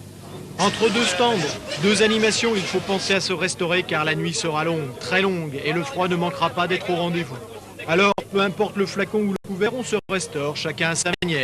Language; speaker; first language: French; native; French